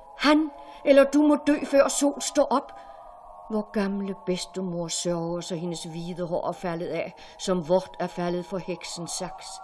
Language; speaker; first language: Danish; native; Danish